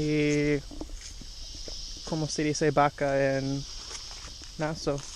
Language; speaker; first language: Spanish; non-native, fluent; English